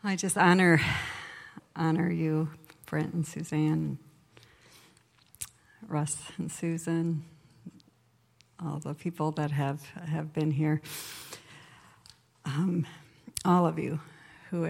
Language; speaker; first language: English; native; English